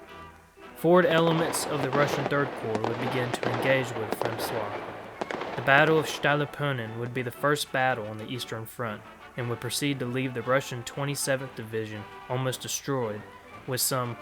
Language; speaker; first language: English; native; English